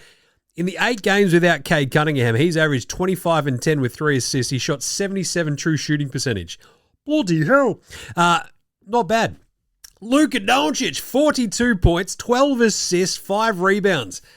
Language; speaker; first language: English; native; English